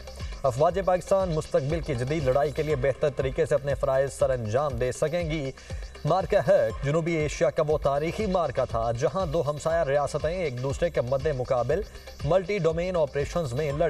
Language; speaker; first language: Urdu; native; Urdu